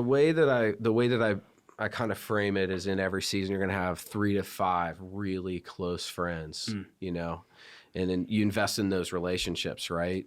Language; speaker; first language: English; native; English